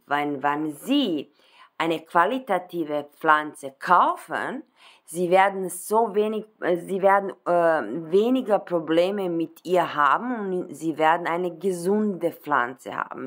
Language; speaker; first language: German; non-native, fluent; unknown